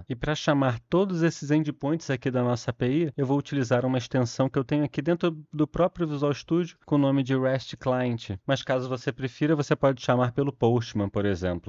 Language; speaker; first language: Portuguese; native; Portuguese